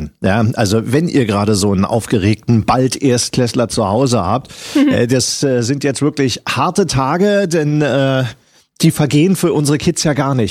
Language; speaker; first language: German; native; German